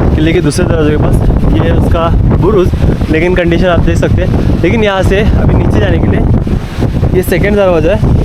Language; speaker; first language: Hindi; non-native, local second language; Marathi